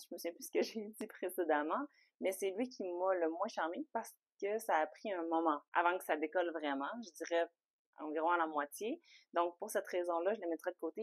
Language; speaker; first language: French; native; French